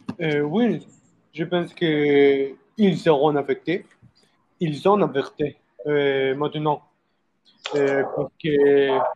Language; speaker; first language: French; non-native, learner; Spanish